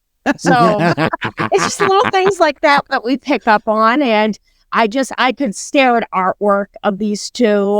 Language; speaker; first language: English; native; English